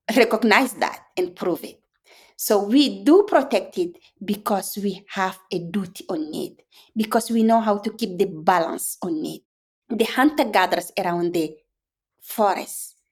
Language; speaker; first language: English; non-native, fluent; Fula